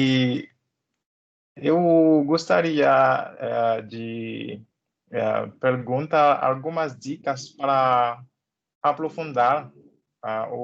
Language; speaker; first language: Portuguese; non-native, learner; Haitian Creole